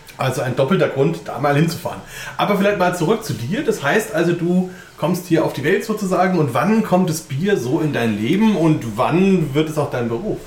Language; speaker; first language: German; native; German